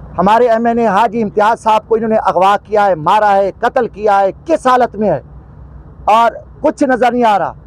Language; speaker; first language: Urdu; non-native, local second language; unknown